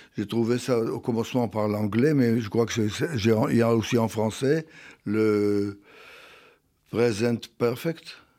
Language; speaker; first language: French; non-native, fluent; Hebrew